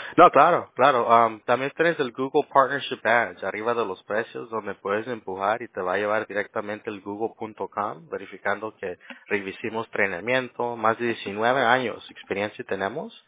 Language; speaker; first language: Spanish; early bilingual, heritage; Spanish